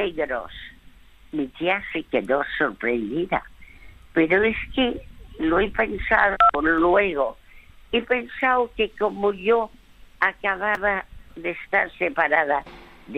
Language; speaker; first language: Spanish; early bilingual, other home language; French